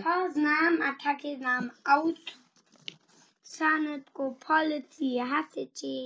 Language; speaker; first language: Czech; early bilingual, heritage; Czech